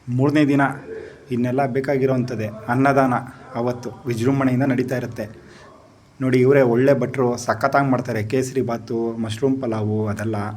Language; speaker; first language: Kannada; native; Kannada